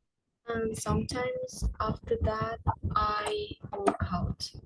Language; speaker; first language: English; non-native, fluent; Spanish